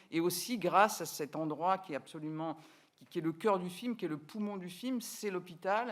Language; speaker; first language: French; native; French